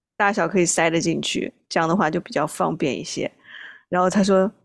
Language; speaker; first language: Chinese; native; Chinese